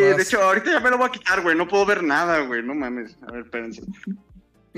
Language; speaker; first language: Spanish; native; Spanish